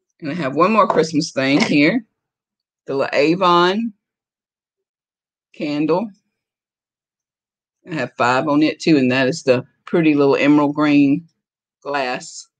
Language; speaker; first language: English; native; English